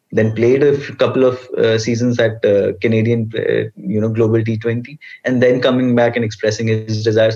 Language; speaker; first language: English; non-native, local second language; Hindi